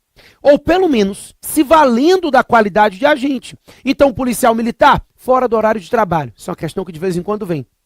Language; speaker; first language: Portuguese; native; Portuguese